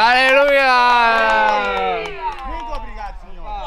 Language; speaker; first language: Portuguese; non-native, learner; Vietnamese